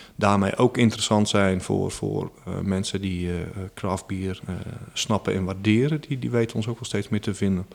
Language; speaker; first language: Dutch; native; Dutch